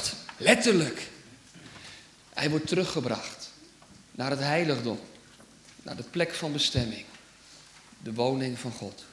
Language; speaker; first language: Dutch; native; Dutch